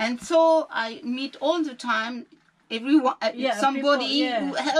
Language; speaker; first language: English; non-native, learner; French